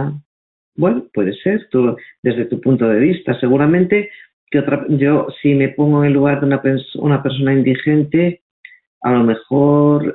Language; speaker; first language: Spanish; native; Spanish